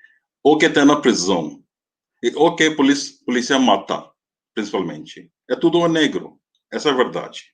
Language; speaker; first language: Portuguese; non-native, fluent; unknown